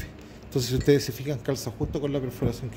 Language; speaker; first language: Spanish; native; Spanish